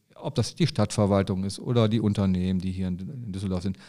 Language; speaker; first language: German; native; German